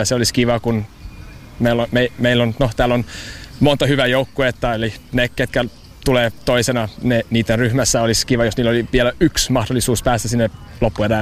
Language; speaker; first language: Finnish; non-native, learner; English